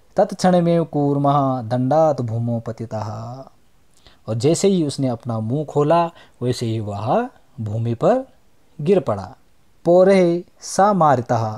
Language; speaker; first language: Hindi; native; Hindi